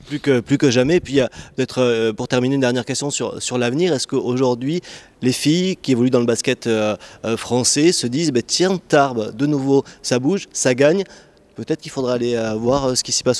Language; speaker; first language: French; native; French